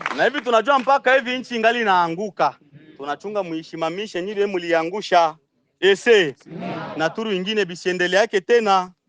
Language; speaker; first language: Swahili; native; Swahili